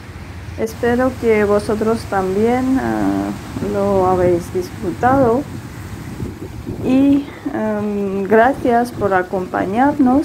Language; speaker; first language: Spanish; non-native, fluent; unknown